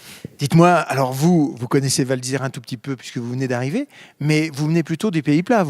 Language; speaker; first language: French; native; French